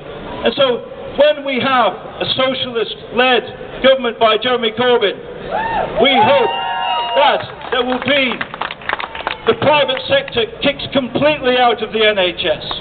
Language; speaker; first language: English; native; English